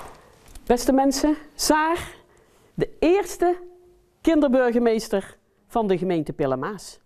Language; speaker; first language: Dutch; native; Dutch